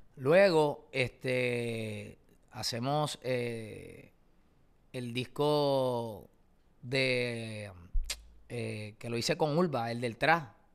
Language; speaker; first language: Spanish; native; Spanish